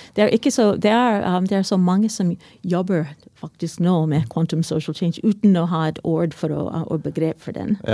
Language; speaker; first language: Norwegian; non-native, fluent; English